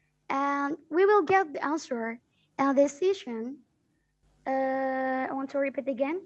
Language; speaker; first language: English; non-native, learner; Indonesian